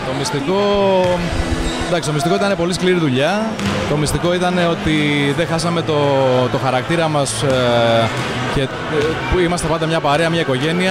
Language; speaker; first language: Greek; native; Greek